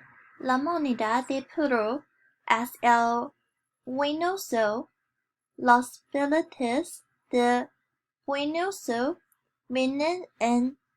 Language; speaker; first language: Spanish; non-native, learner; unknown